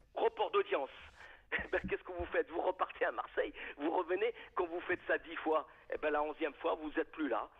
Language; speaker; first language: French; native; French